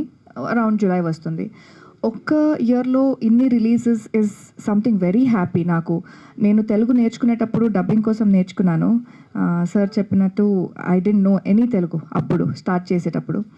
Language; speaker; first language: Telugu; non-native, fluent; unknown